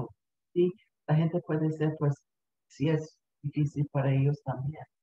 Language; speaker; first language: Spanish; early bilingual, heritage; Spanish